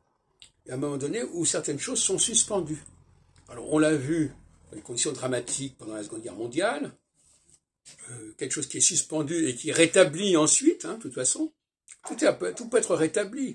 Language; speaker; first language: French; native; French